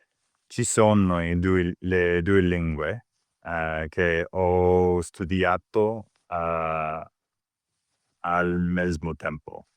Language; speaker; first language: Italian; non-native, learner; English